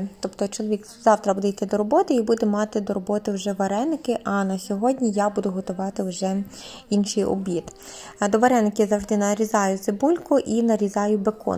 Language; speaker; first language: Ukrainian; native; Ukrainian